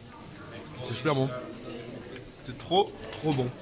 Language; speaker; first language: French; native; French